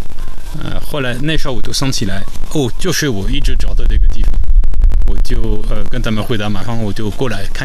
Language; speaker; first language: Chinese; non-native, fluent; French